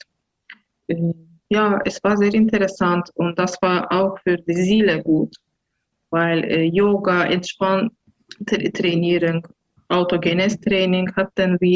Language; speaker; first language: German; non-native, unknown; Azerbaijani